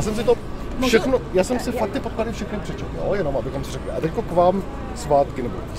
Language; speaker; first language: Czech; native; Czech